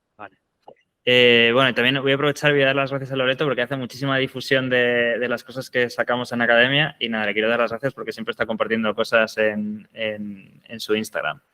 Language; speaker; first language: Spanish; native; Spanish